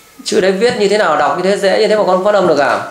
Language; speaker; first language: Vietnamese; native; Vietnamese